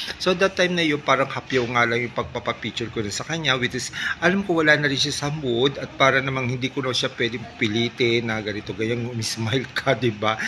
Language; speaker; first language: Filipino; non-native, local second language; Waray